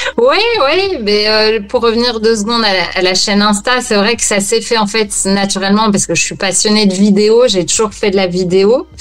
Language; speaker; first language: French; native; French